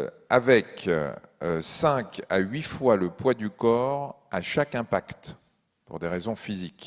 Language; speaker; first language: French; native; French